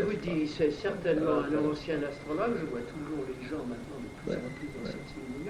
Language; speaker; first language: French; native; French